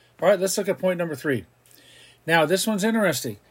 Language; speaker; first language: English; native; English